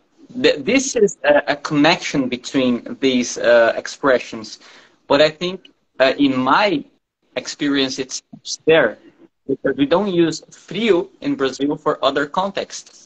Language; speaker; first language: English; non-native, fluent; Portuguese